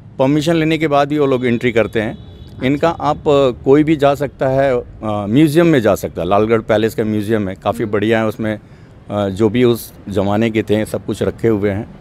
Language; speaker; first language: Hindi; native; Hindi